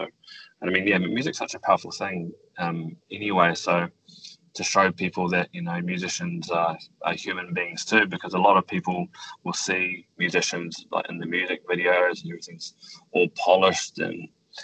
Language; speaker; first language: English; native; English